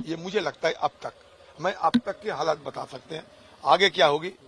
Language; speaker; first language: Hindi; non-native, local second language; Bangla